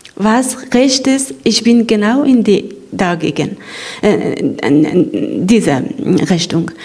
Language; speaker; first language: German; non-native, learner; Persian